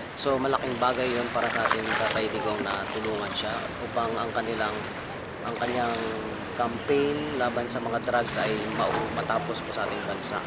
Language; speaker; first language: Filipino; native; Filipino